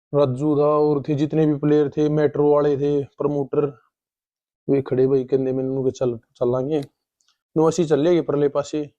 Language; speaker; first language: Hindi; non-native, local second language; Punjabi